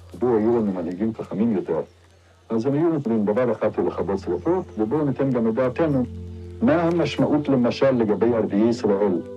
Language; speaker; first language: Hebrew; native; Hebrew